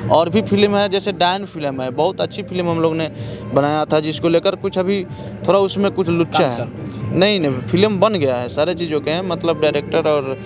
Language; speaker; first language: Hindi; native; Hindi